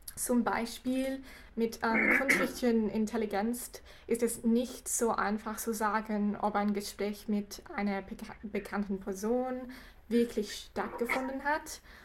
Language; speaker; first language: German; non-native, fluent; English